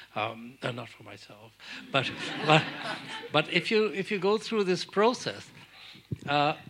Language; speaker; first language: English; non-native, local second language; Urdu